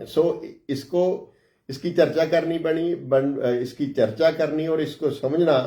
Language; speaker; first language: Hindi; non-native, local second language; Punjabi